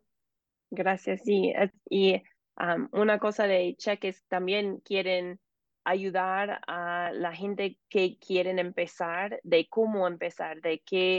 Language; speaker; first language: Spanish; non-native, fluent; English